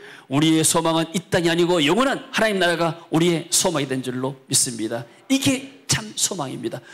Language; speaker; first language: Korean; native; Korean